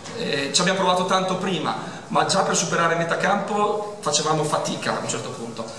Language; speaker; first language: Italian; native; Italian